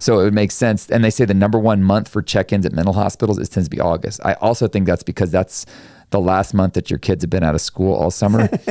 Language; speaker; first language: English; native; English